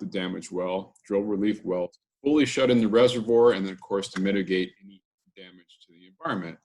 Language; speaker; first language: English; native; English